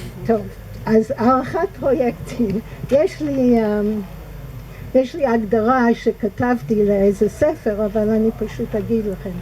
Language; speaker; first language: Hebrew; non-native, fluent; English